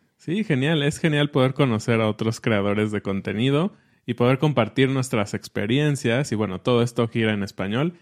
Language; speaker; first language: Spanish; native; Spanish